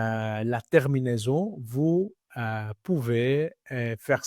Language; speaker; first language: French; non-native, learner; Greek